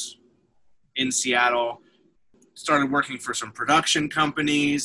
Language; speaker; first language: English; native; English